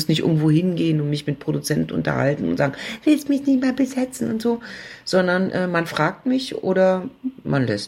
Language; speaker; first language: German; native; German